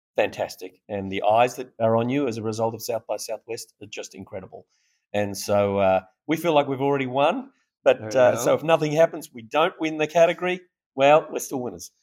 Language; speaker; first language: English; native; English